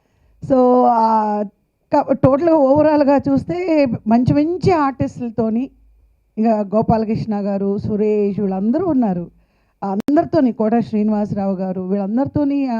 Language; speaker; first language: Telugu; native; Telugu